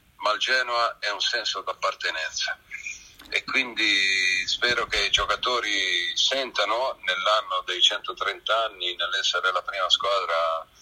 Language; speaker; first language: Italian; native; Italian